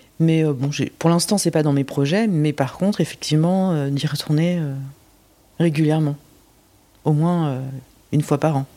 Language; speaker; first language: French; native; French